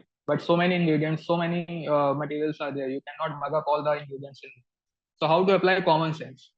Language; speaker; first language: English; non-native, local second language; Hindi